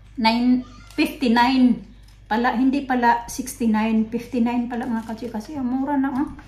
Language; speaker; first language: Filipino; non-native, local second language; Cebuano